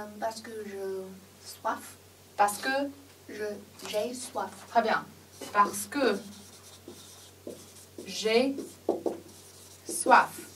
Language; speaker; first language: French; non-native, learner; Chinese